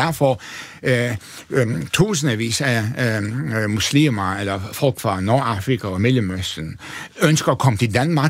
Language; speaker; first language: Danish; non-native, fluent; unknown